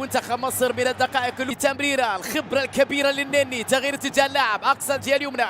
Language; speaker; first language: Arabic; native; Arabic